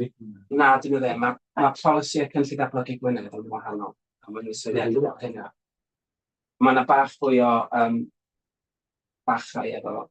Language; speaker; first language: Welsh; native; Welsh